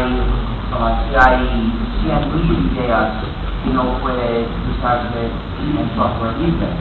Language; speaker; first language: Spanish; non-native, fluent; English